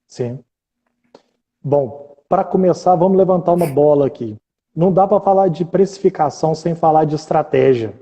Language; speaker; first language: Portuguese; native; Portuguese